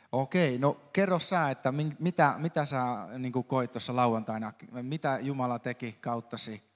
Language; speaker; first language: Finnish; native; Finnish